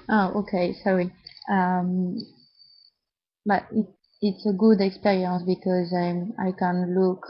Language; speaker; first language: English; non-native, learner; French